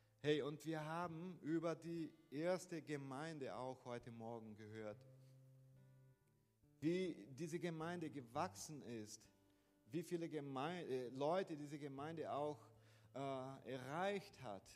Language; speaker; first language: German; non-native, fluent; Portuguese